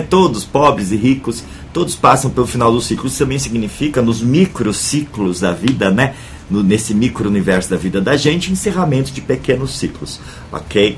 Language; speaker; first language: Portuguese; native; Portuguese